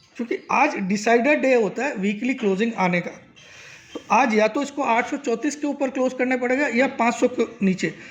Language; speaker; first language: Hindi; native; Hindi